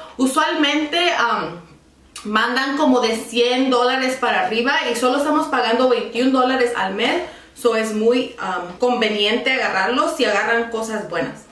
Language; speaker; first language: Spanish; early bilingual, other home language; English